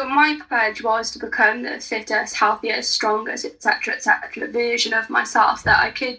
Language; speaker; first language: English; native; English